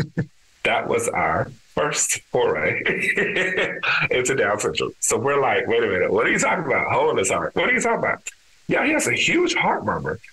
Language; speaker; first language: English; native; English